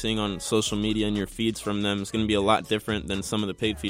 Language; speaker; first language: English; native; English